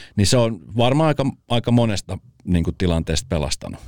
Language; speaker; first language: Finnish; early bilingual, other home language; Spanish